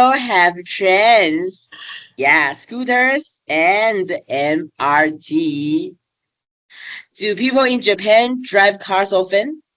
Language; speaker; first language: English; non-native, learner; Chinese